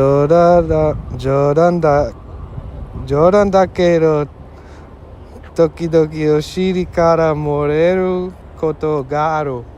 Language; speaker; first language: Japanese; non-native, learner; English